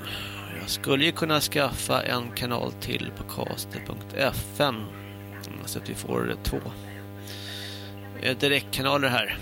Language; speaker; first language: Swedish; native; Swedish